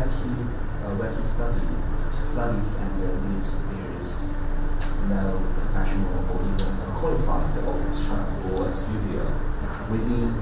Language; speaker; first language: English; non-native, fluent; Chinese